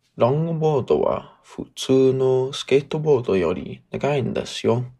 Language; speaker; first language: Japanese; non-native, learner; English